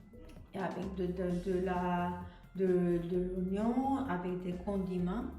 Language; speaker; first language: French; non-native, fluent; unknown